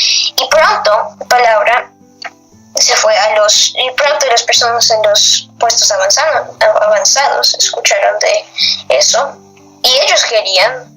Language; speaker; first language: Spanish; non-native, fluent; English